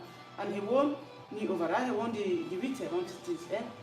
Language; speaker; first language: Dutch; non-native, fluent; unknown